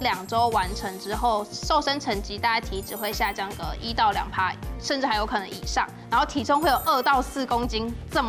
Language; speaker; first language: Chinese; native; Chinese